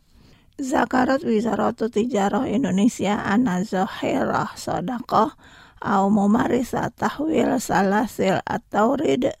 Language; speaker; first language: Arabic; non-native, fluent; Indonesian